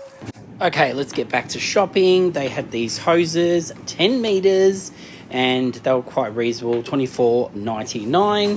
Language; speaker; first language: English; native; English